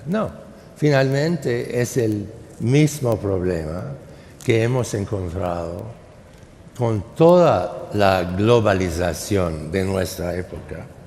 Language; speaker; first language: Spanish; non-native, fluent; English